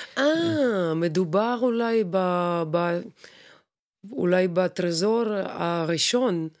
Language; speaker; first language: Hebrew; non-native, fluent; Russian